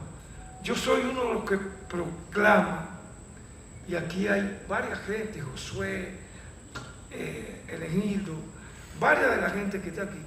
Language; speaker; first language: Spanish; native; Spanish